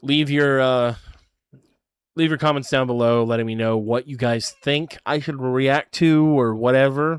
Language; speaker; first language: English; native; English